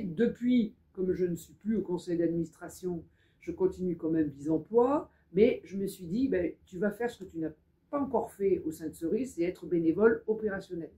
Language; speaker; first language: French; native; French